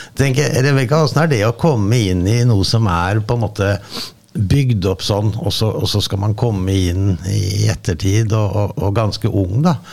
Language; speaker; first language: Norwegian; native; Norwegian